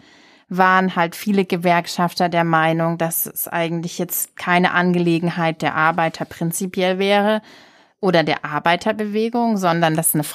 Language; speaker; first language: German; native; German